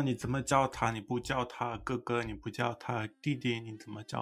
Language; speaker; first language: Chinese; early bilingual, heritage; Chinese